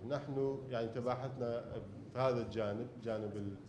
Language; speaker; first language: Arabic; native; Arabic